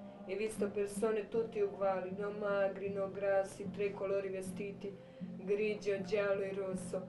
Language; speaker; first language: Italian; non-native, learner; Croatian